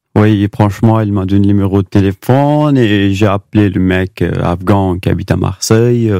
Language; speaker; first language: French; non-native, learner; Pashto